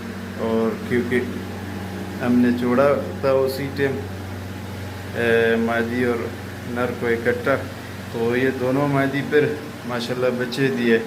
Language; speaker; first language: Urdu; non-native, local second language; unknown